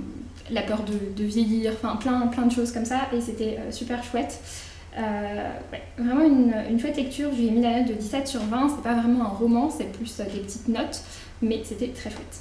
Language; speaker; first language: French; native; French